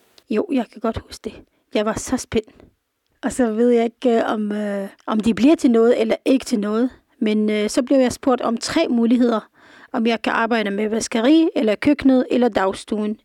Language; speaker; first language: Danish; non-native, fluent; Arabic